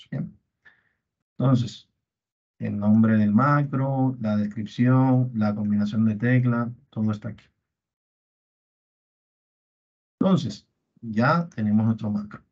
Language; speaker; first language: Spanish; native; Spanish